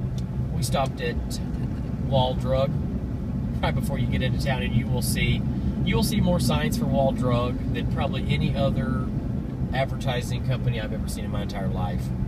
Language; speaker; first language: English; native; English